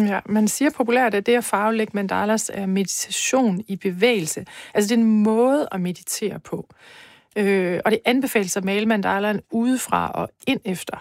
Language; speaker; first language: Danish; native; Danish